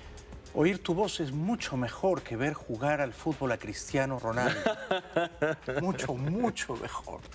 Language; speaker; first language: Spanish; native; Spanish